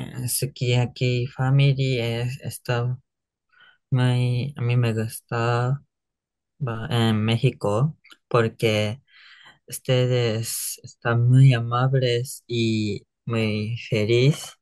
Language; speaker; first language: Spanish; non-native, learner; Japanese